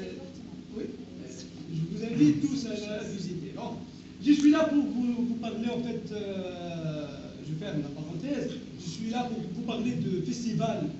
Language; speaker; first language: French; non-native, local second language; Arabic